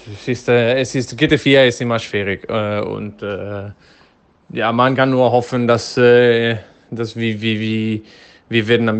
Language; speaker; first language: German; non-native, fluent; Dutch